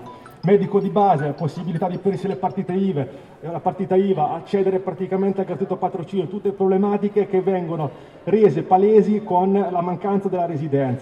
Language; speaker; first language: Italian; native; Italian